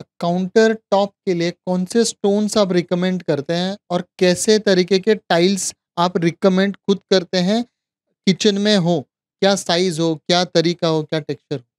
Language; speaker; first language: Hindi; native; Hindi